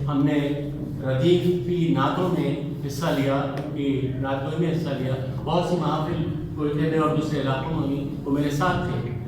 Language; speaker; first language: Urdu; native; Urdu